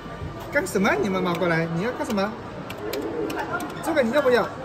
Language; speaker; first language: Chinese; native; Chinese